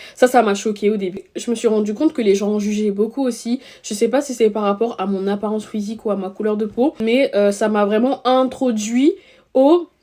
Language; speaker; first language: French; native; French